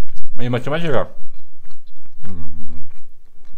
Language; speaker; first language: Russian; native; Russian